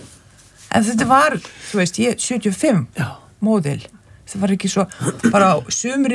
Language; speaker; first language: Icelandic; non-native, fluent; Lithuanian